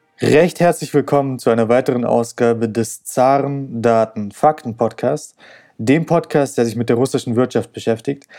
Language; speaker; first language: German; native; German